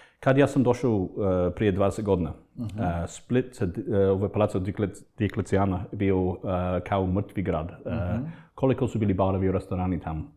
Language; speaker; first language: Croatian; non-native, fluent; English